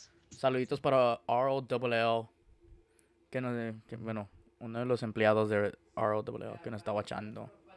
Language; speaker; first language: Spanish; early bilingual, heritage; Spanish